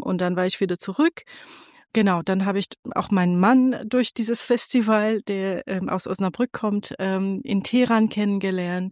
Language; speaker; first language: German; non-native, fluent; Persian